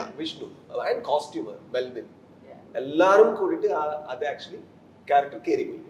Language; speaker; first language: Malayalam; non-native, learner; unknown